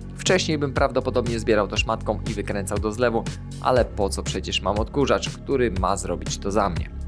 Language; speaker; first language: Polish; native; Polish